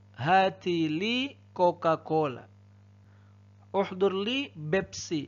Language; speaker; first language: Arabic; non-native, fluent; Indonesian